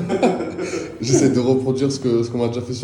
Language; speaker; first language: French; native; French